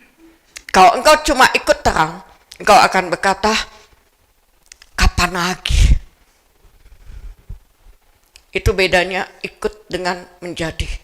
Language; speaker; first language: Indonesian; native; Indonesian